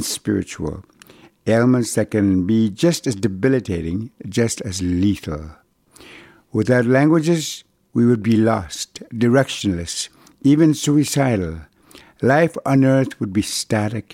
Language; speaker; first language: English; non-native, fluent; Cree